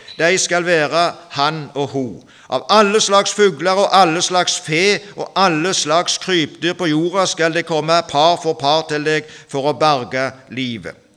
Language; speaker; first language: Norwegian; native; Norwegian